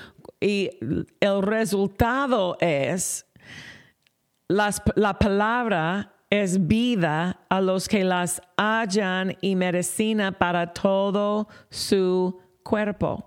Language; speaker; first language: Spanish; non-native, fluent; English